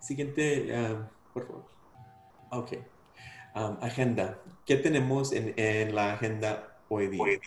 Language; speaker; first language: Spanish; non-native, fluent; English